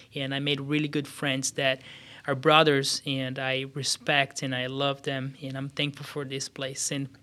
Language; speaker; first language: English; non-native, fluent; Portuguese